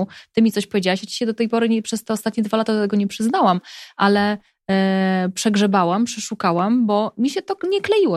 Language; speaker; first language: Polish; native; Polish